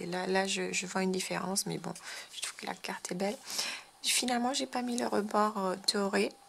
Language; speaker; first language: French; non-native, fluent; Spanish